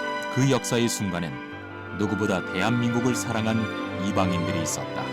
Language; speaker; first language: Korean; native; Korean